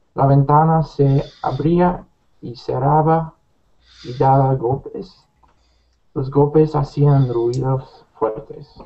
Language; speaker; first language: Spanish; non-native, learner; English